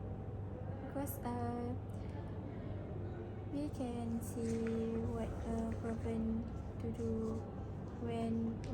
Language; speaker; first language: English; non-native, learner; Malay